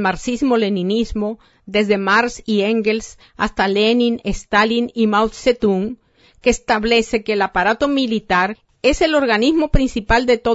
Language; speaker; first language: Spanish; native; Spanish